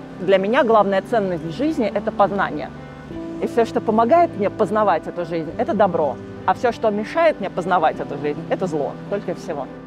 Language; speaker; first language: Russian; native; Russian